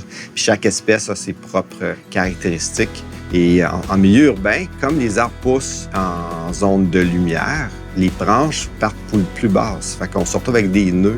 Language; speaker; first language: French; native; French